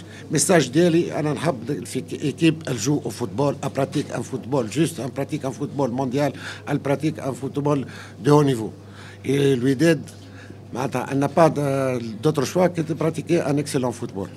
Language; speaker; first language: French; non-native, local second language; Arabic